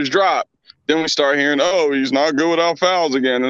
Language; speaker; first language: English; native; English